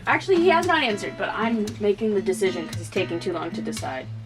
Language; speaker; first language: English; native; English